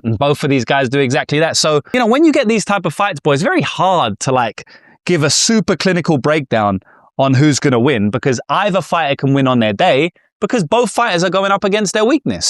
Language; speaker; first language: English; native; English